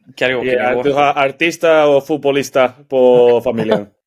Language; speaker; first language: Swedish; non-native, fluent; Spanish